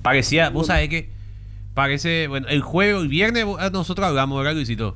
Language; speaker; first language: Spanish; native; Spanish